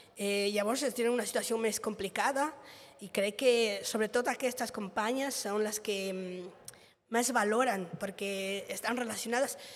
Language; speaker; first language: Catalan; non-native, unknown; Spanish